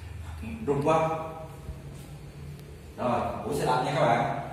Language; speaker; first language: Vietnamese; native; Vietnamese